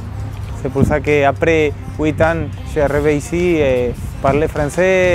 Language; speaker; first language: French; non-native, learner; Spanish